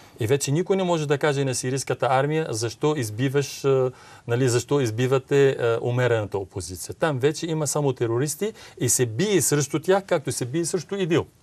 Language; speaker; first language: Bulgarian; non-native, fluent; Arabic